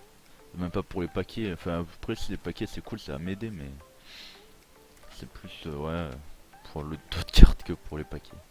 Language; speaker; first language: French; native; French